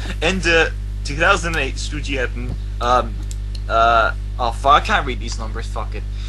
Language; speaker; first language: English; native; English